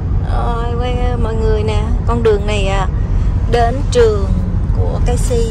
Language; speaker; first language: Vietnamese; native; Vietnamese